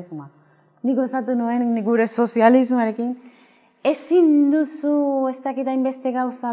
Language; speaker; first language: Basque; non-native, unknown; Spanish